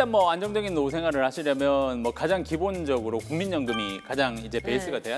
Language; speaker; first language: Korean; native; Korean